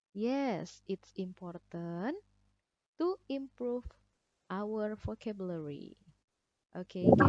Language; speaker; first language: English; non-native, fluent; Indonesian